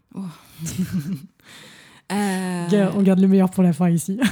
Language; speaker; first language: French; native; French